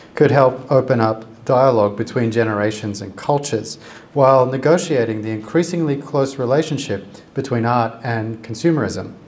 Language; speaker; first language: English; native; English